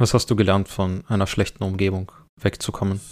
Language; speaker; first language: German; early bilingual, other home language; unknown